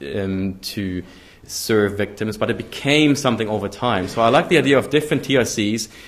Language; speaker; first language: English; non-native, fluent; German